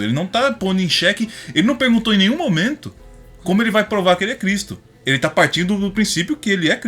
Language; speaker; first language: Portuguese; native; Portuguese